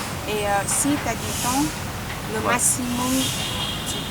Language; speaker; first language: French; non-native, learner; Vietnamese